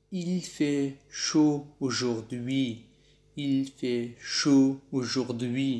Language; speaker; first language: French; non-native, learner; Pashto